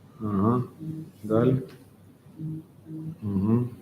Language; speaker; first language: Ukrainian; native; Ukrainian